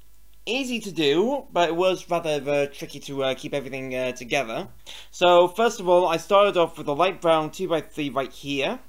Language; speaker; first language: English; native; English